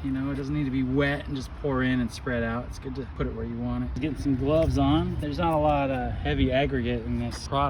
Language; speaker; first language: English; native; English